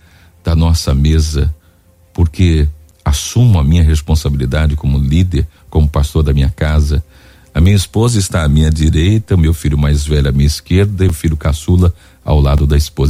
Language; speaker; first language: Portuguese; native; Portuguese